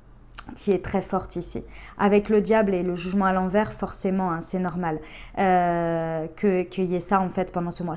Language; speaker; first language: French; native; French